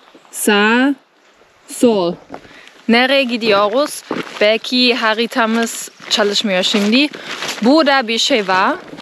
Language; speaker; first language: Turkish; non-native, learner; German